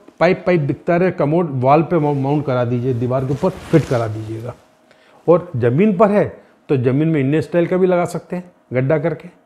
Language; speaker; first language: Hindi; native; Hindi